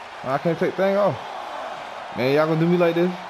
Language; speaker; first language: English; native; English